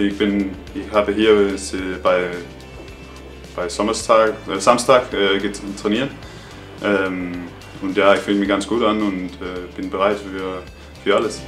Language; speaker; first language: German; non-native, learner; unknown